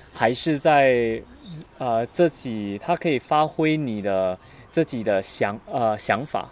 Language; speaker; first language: Chinese; non-native, learner; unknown